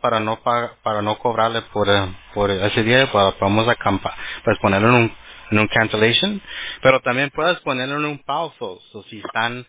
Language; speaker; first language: Spanish; early bilingual, heritage; Spanish